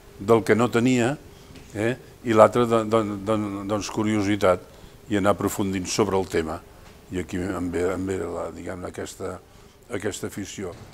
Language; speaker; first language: Catalan; native; Catalan